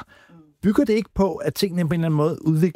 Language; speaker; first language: Danish; native; Danish